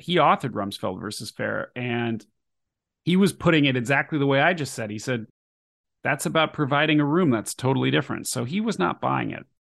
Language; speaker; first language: English; native; English